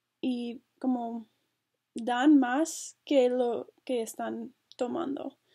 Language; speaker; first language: Spanish; non-native, fluent; English